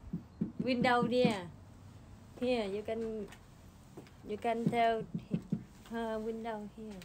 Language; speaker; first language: English; non-native, learner; Vietnamese